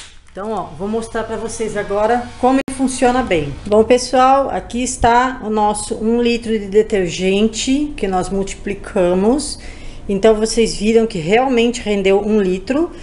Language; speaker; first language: Portuguese; native; Portuguese